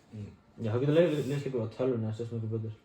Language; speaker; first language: Swedish; non-native, learner; Icelandic